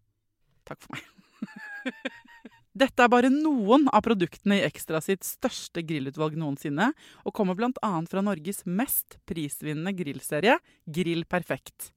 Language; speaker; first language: Norwegian; native; Norwegian